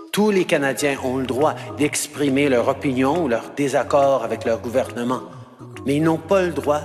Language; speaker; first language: French; native; French